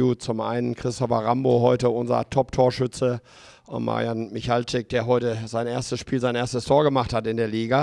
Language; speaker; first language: German; native; German